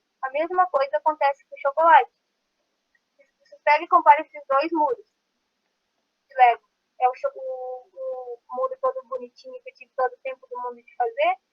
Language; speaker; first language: Portuguese; native; Portuguese